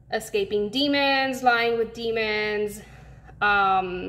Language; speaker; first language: English; native; English